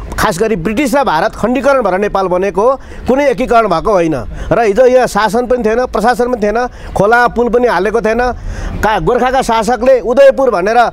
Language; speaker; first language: Nepali; native; Nepali